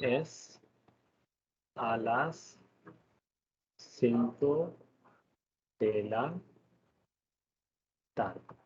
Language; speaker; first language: Spanish; non-native, learner; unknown